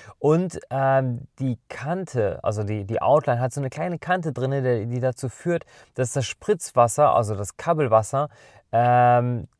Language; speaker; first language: German; native; German